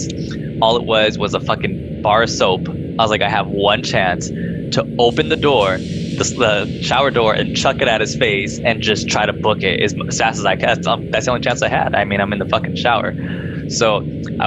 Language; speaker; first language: English; native; English